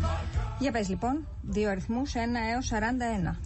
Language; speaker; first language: Greek; native; Greek